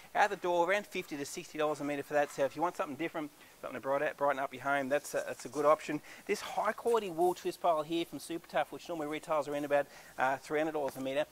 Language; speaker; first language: English; native; English